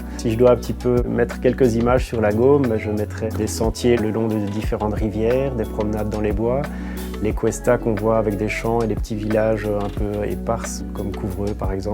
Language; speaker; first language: French; native; French